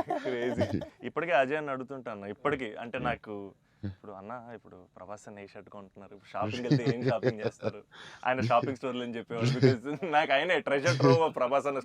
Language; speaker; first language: Telugu; native; Telugu